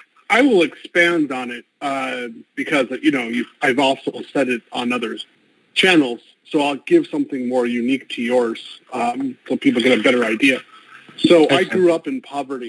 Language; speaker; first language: English; native; English